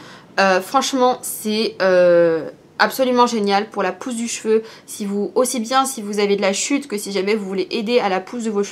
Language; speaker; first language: French; native; French